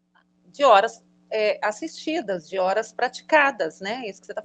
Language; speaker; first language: Portuguese; native; Portuguese